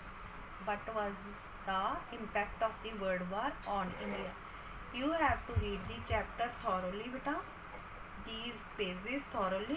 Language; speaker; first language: English; non-native, local second language; Hindi